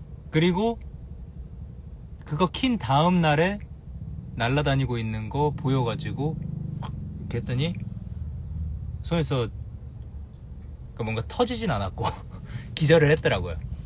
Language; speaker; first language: Korean; native; Korean